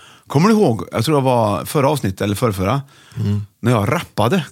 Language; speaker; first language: Swedish; native; Swedish